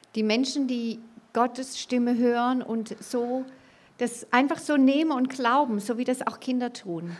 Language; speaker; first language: German; native; German